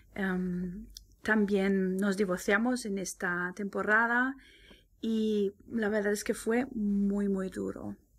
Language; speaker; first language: Spanish; non-native, fluent; German